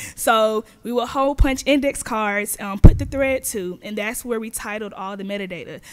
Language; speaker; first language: English; native; English